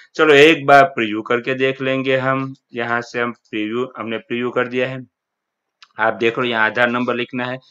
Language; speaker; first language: Hindi; non-native, local second language; Gujarati